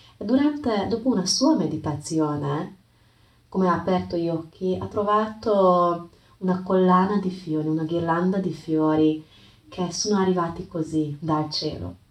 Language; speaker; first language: Italian; non-native, fluent; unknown